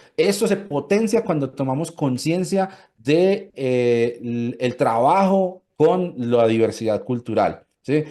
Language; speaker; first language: Spanish; native; Spanish